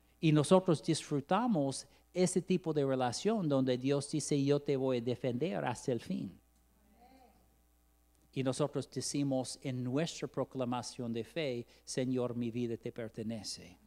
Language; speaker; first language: Spanish; non-native, fluent; English